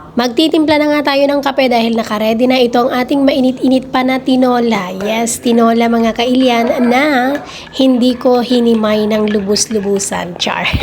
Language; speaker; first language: Filipino; non-native, local second language; Iloko